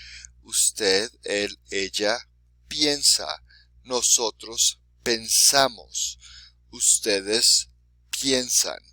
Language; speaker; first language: Spanish; non-native, fluent; English